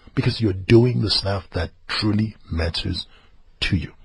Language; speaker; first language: English; non-native, local second language; Zulu